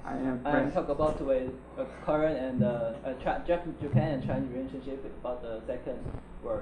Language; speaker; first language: English; non-native, learner; Chinese